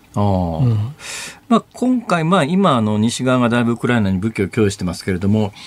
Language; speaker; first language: Japanese; native; Japanese